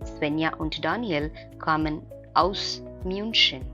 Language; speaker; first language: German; non-native, fluent; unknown